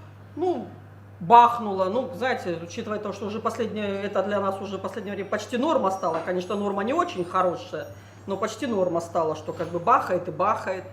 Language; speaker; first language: Russian; native; Russian